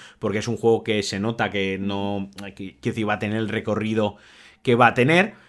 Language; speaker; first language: Spanish; native; Spanish